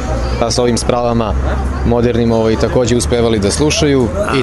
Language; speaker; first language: Serbian; native; Serbian